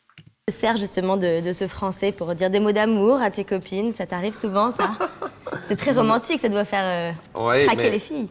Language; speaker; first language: French; native; French